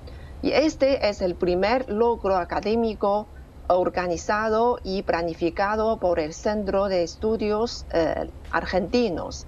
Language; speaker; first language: Spanish; non-native, fluent; Chinese